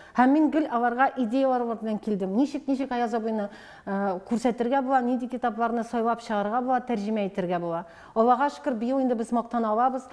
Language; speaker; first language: Tatar; native; Tatar